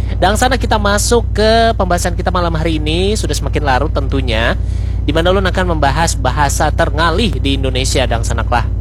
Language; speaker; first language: Indonesian; native; Indonesian